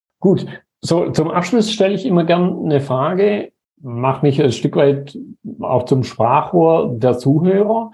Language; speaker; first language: German; native; German